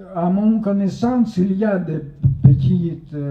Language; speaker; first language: French; non-native, fluent; Russian